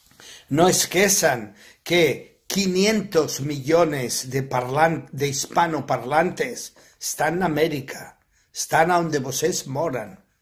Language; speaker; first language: Portuguese; non-native, fluent; Spanish